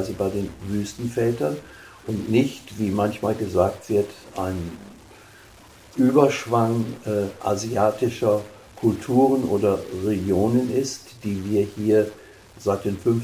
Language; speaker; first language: German; native; German